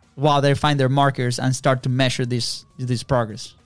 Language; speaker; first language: English; non-native, fluent; Spanish